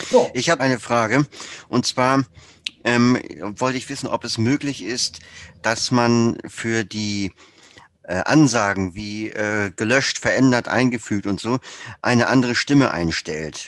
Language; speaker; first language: German; native; German